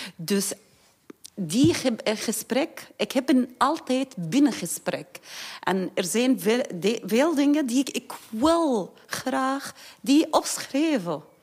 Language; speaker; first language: Dutch; non-native, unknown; Arabic